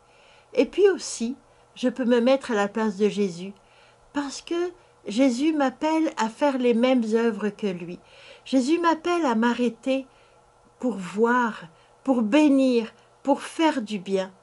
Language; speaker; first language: French; native; French